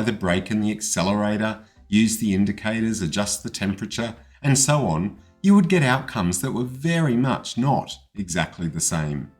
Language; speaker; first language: English; native; English